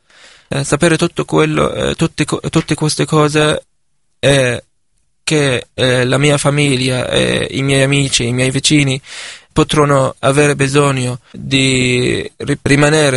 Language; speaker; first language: Italian; non-native, fluent; Arabic